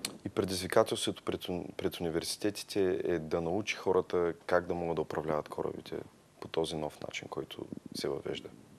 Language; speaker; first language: Bulgarian; native; Bulgarian